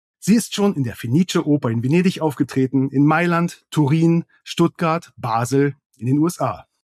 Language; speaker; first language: German; native; German